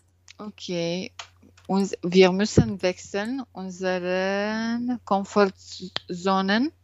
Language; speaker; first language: German; non-native, learner; French